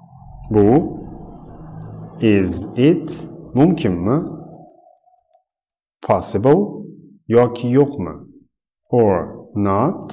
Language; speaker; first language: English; non-native, fluent; Uzbek